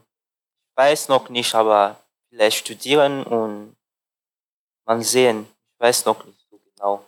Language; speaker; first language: German; non-native, learner; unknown